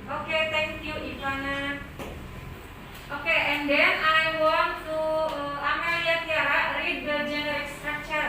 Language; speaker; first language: English; non-native, learner; Indonesian